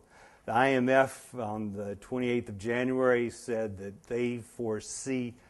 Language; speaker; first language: English; native; English